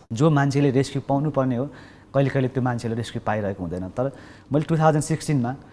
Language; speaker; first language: Nepali; non-native, local second language; Sherpa